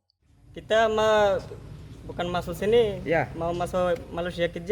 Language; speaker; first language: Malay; non-native, learner; Rohingya